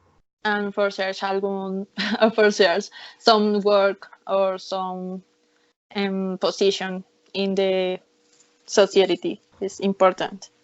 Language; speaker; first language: English; non-native, learner; Spanish